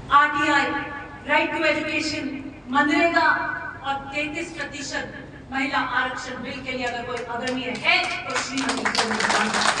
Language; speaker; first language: Hindi; native; Hindi